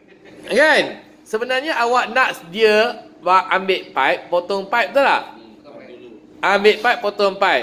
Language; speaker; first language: Malay; native; Malay